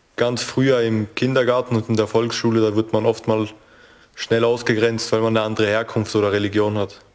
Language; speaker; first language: German; early bilingual, other home language; Albanian